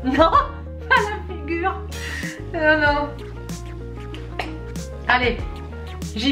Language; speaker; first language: French; native; French